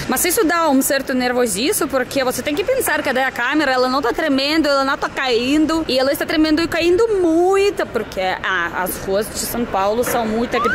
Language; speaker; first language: Portuguese; non-native, fluent; Russian